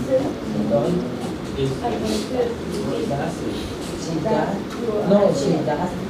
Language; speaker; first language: English; non-native, learner; Thai